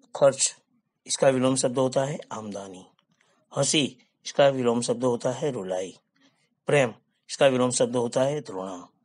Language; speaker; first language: Hindi; non-native, local second language; Gujarati